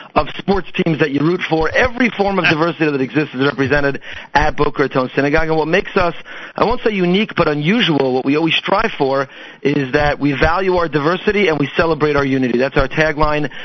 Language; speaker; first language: English; native; English